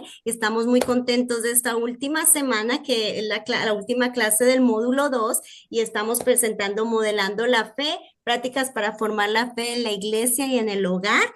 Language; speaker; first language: Spanish; native; Spanish